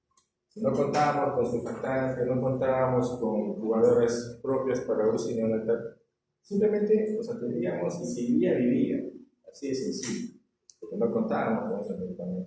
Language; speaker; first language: Spanish; native; Spanish